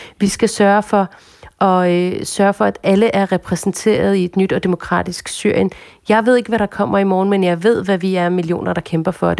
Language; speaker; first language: Danish; early bilingual, other home language; Arabic